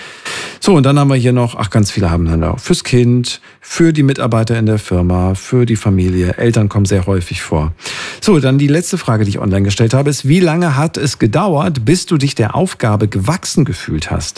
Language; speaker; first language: German; native; German